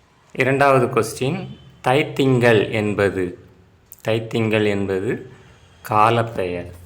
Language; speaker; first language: Tamil; native; Tamil